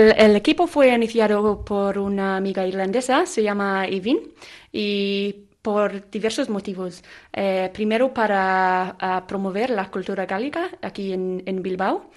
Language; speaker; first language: Spanish; non-native, fluent; English